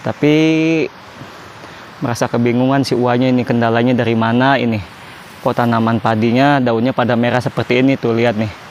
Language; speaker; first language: Indonesian; native; Indonesian